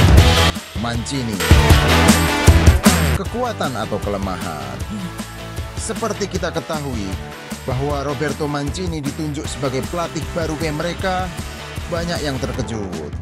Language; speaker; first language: Indonesian; native; Indonesian